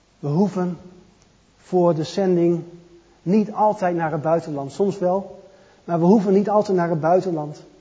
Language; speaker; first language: Dutch; native; Dutch